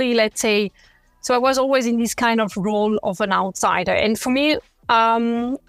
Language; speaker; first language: English; non-native, fluent; French